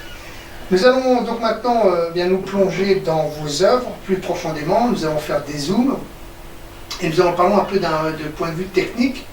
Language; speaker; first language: French; native; French